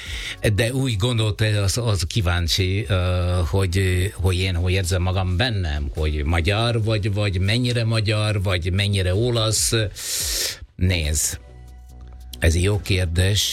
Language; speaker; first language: Hungarian; non-native, fluent; Italian